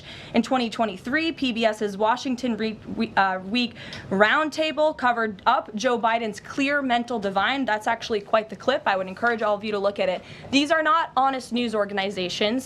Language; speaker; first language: English; native; English